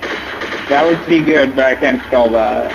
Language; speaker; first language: English; native; English